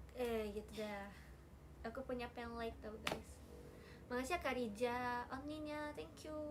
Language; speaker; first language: Indonesian; non-native, fluent; Japanese